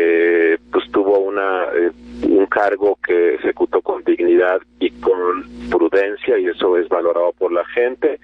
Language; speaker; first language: Spanish; native; Spanish